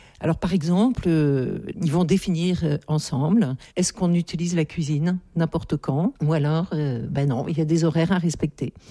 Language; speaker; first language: French; native; French